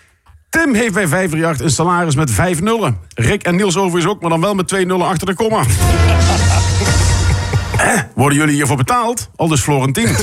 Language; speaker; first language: Dutch; native; Dutch